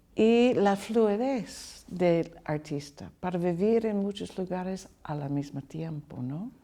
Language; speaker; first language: Spanish; non-native, learner; English